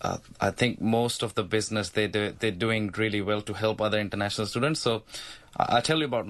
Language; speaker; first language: English; non-native, local second language; Punjabi